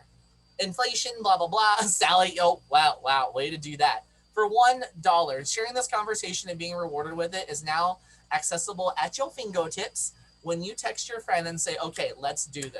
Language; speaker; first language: English; native; English